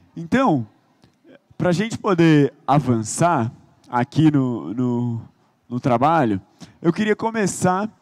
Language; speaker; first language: Portuguese; native; Portuguese